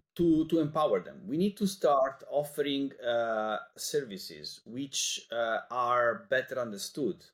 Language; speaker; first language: English; non-native, fluent; Italian